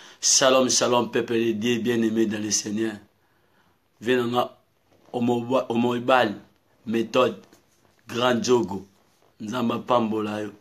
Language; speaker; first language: Lingala; non-native, local second language; Kituba (Democratic Republic of Congo)